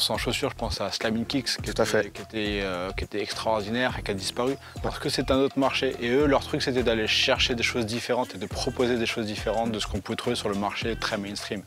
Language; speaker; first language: French; native; French